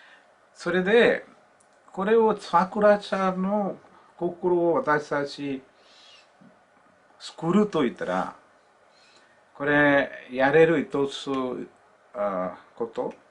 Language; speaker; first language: Japanese; non-native, learner; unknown